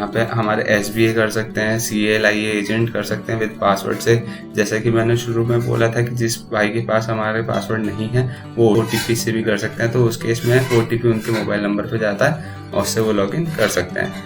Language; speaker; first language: Hindi; native; Hindi